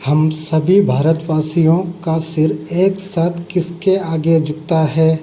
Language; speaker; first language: Hindi; non-native, local second language; Malayalam